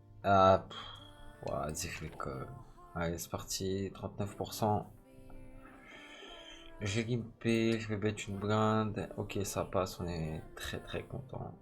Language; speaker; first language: French; native; French